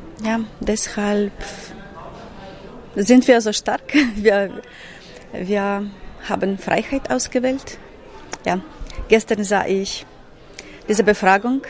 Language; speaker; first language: German; non-native, fluent; Ukrainian